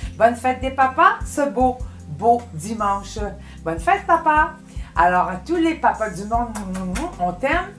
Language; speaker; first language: French; native; French